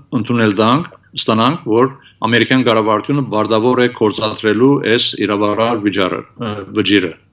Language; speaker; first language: Armenian; early bilingual, heritage; Armenian